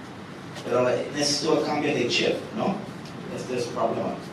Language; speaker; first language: Spanish; early bilingual, heritage; English